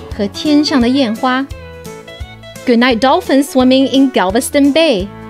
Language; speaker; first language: English; early bilingual, other home language; Chinese